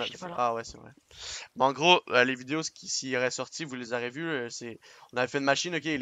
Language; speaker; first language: French; native; French